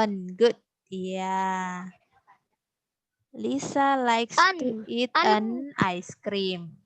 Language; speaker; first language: English; non-native, fluent; Indonesian